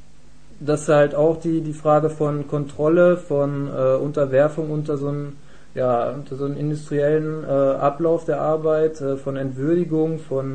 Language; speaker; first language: German; native; German